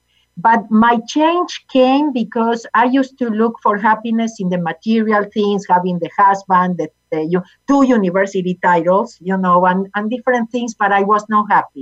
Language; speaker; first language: English; non-native, fluent; Spanish